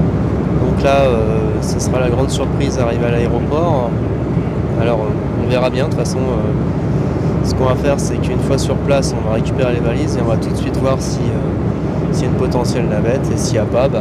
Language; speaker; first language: French; native; French